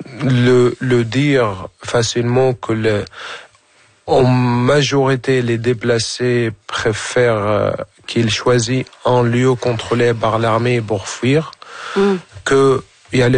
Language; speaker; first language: French; non-native, fluent; Arabic